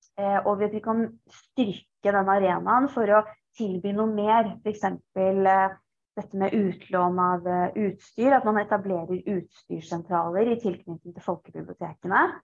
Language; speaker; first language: Norwegian; early bilingual, other home language; Persian